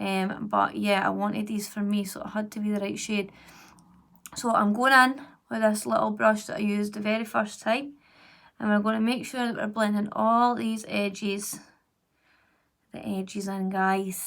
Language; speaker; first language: English; native; English